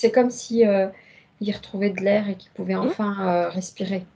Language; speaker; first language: French; native; French